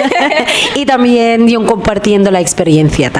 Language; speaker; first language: Spanish; non-native, fluent; Filipino